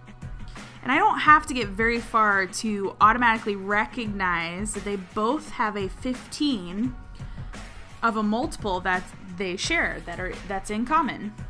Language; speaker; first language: English; native; English